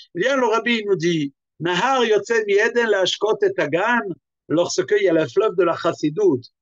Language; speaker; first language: French; native; French